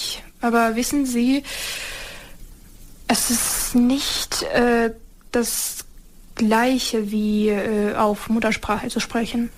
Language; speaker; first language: German; non-native, learner; Ukrainian